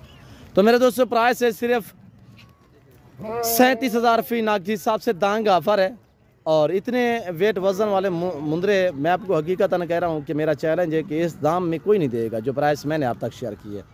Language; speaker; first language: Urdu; non-native, local second language; Saraiki